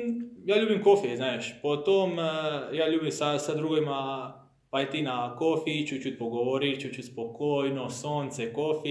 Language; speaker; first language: Russian; non-native, learner; Croatian